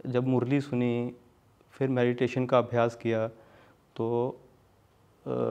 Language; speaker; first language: Hindi; native; Hindi